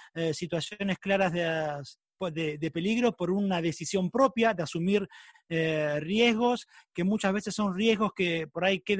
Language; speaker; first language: Spanish; native; Spanish